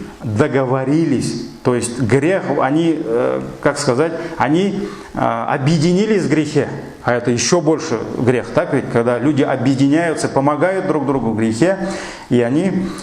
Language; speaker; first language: Russian; non-native, local second language; Tatar